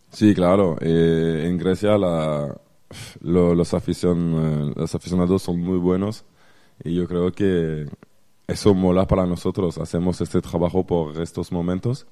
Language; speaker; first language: Spanish; non-native, fluent; French